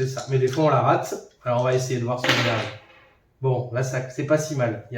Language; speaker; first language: French; native; French